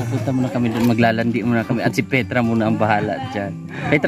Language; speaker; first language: Filipino; non-native, local second language; Cebuano